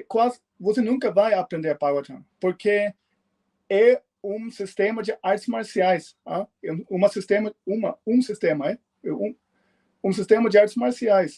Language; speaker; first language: Portuguese; non-native, fluent; Swedish